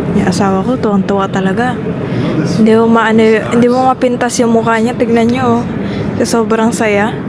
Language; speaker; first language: Filipino; native; Filipino